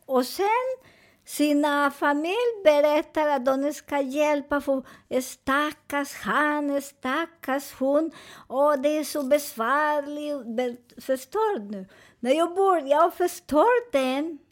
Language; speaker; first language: Swedish; non-native, fluent; Spanish